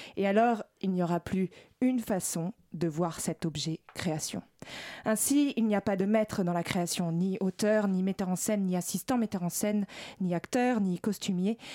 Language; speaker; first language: French; native; French